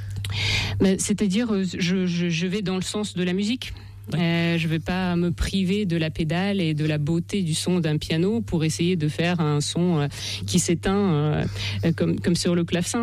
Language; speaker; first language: French; non-native, fluent; Russian